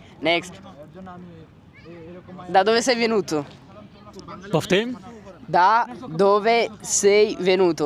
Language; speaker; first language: Italian; non-native, fluent; Bangla